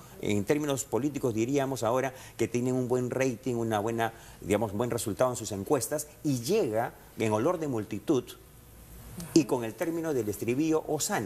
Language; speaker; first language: Spanish; native; Spanish